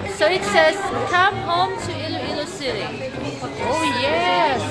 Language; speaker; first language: English; non-native, local second language; Cebuano